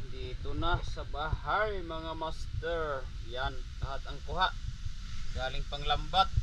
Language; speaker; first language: Filipino; non-native, local second language; Cebuano